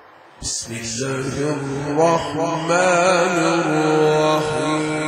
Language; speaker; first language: Arabic; native; Arabic